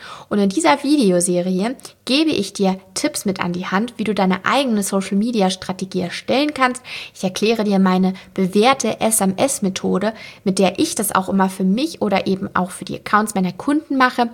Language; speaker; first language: German; native; German